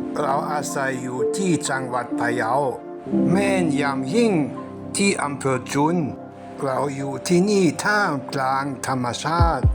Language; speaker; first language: Thai; non-native, fluent; German